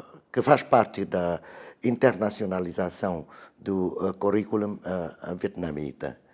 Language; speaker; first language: Portuguese; non-native, fluent; Vietnamese